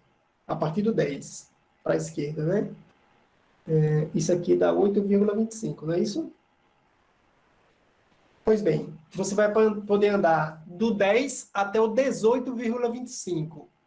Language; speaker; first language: Portuguese; native; Portuguese